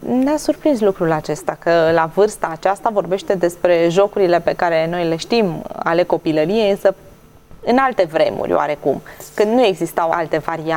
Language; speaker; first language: Romanian; native; Romanian